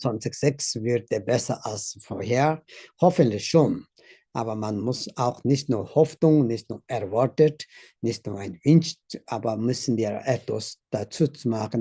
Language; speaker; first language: German; non-native, learner; Tibetan